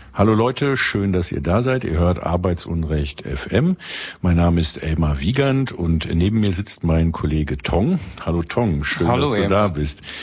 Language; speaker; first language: German; native; German